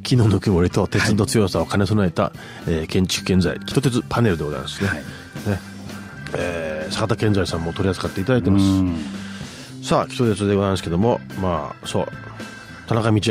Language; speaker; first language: Japanese; native; Japanese